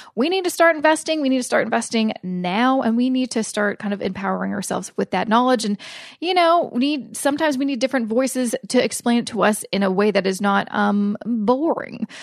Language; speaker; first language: English; native; English